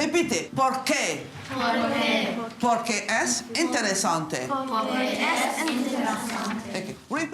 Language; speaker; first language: Spanish; non-native, fluent; French